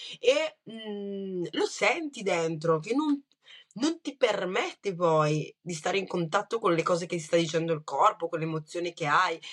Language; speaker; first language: Italian; early bilingual, other home language; Kinyarwanda